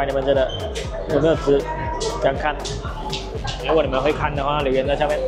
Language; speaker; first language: Chinese; native; Chinese